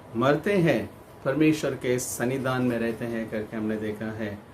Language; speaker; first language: Hindi; non-native, local second language; Kannada